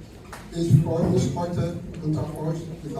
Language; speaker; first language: German; non-native, fluent; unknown